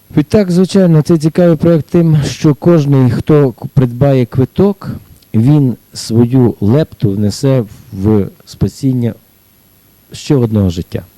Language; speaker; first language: Ukrainian; native; Ukrainian